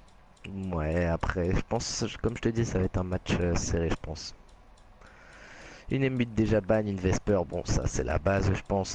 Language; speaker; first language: French; native; French